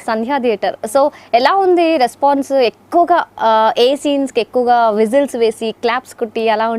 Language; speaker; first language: Telugu; native; Telugu